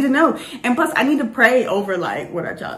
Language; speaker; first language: English; native; English